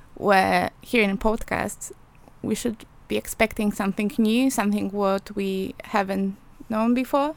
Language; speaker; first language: English; non-native, fluent; Polish